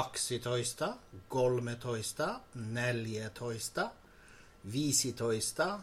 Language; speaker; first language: Finnish; non-native, learner; Norwegian